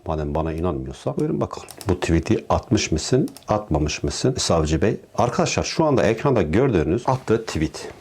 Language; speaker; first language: Turkish; non-native, local second language; Kurdish